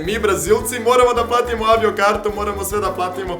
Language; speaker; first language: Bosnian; non-native, fluent; Portuguese